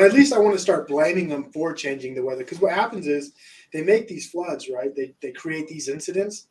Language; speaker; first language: English; native; English